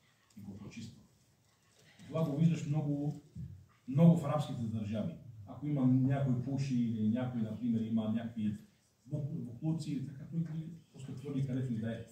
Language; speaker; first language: Bulgarian; non-native, fluent; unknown